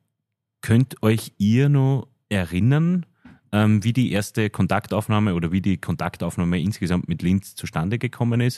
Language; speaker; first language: German; native; German